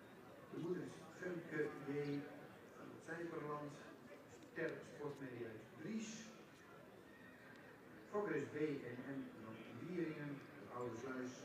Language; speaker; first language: Dutch; native; Dutch